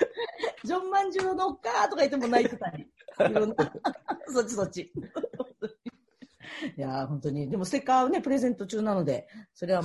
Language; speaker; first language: Japanese; native; Japanese